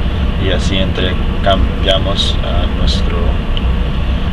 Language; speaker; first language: Spanish; early bilingual, heritage; Spanish